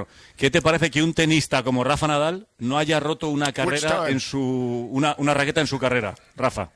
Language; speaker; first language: Spanish; native; Spanish